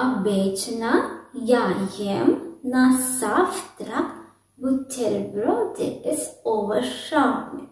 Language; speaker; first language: Russian; non-native, learner; Sinhala